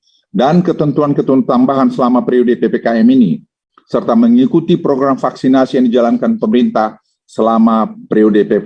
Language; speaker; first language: Indonesian; native; Indonesian